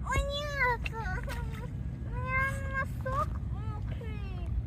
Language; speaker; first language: Russian; early bilingual, heritage; Russian